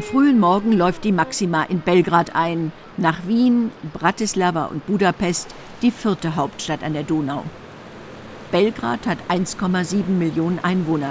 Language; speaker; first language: German; native; German